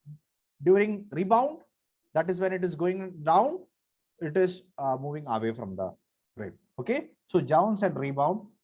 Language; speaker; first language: English; non-native, local second language; Marathi